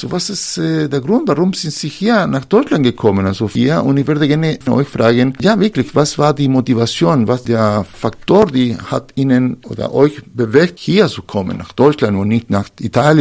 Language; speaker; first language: German; non-native, fluent; Spanish